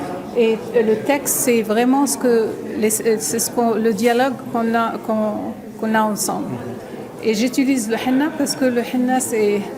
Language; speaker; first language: French; non-native, local second language; Arabic